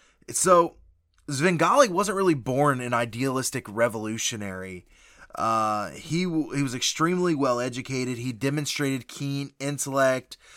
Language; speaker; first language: English; native; English